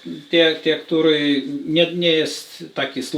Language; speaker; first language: Polish; non-native, learner; Lithuanian